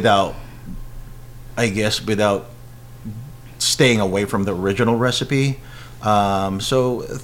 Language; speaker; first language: English; non-native, local second language; Filipino